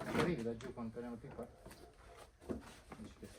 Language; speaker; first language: Italian; native; Italian